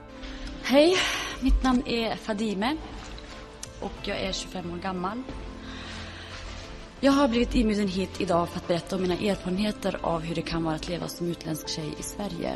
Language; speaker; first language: Swedish; early bilingual, other home language; Kurdish